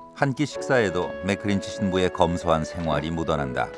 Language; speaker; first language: Korean; native; Korean